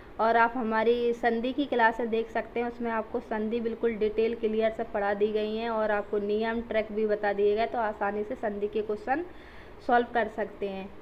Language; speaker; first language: Hindi; native; Hindi